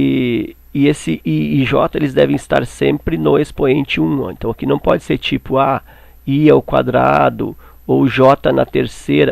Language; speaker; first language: Portuguese; native; Portuguese